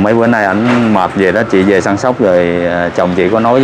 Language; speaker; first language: Vietnamese; native; Vietnamese